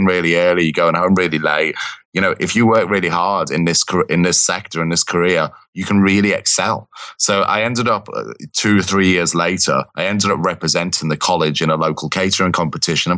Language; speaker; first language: English; native; English